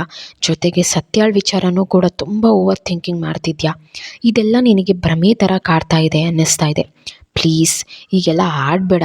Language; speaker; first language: Kannada; native; Kannada